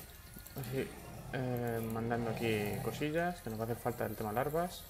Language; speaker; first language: Spanish; native; Spanish